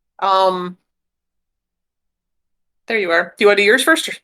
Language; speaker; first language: English; native; English